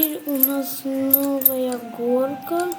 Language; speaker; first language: Russian; non-native, local second language; Kazakh